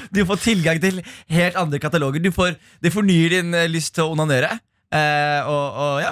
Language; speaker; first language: Norwegian; early bilingual, other home language; Somali